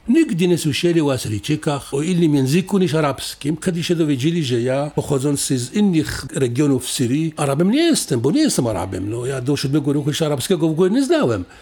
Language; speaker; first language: Polish; non-native, fluent; Assyrian Neo-Aramaic